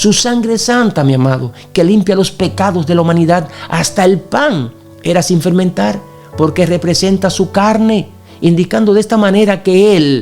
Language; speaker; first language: Spanish; native; Spanish